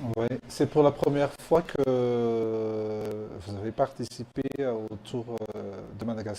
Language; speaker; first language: French; non-native, local second language; Malagasy